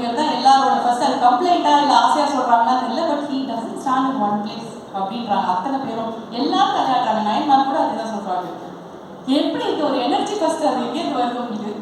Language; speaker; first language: Tamil; native; Tamil